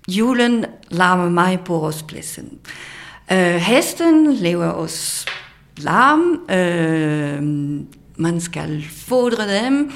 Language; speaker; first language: Danish; non-native, fluent; French